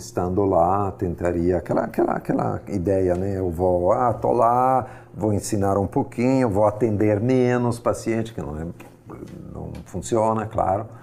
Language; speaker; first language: Portuguese; non-native, fluent; Italian